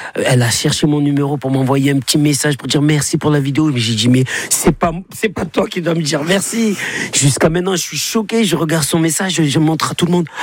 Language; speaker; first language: French; native; French